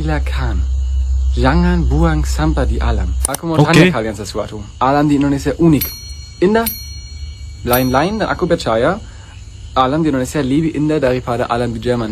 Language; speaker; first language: Indonesian; non-native, learner; German